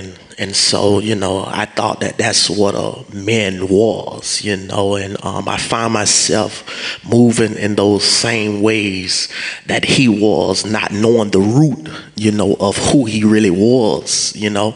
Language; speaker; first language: English; native; English